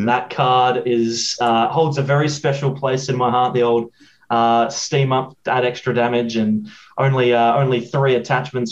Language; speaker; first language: English; native; English